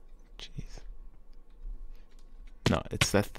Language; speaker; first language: English; native; English